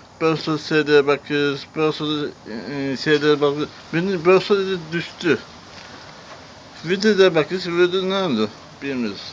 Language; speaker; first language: Turkish; non-native, learner; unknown